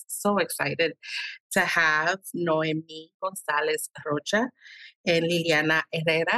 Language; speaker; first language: English; early bilingual, other home language; Spanish